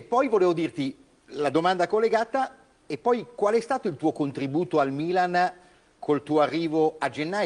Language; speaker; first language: Italian; native; Italian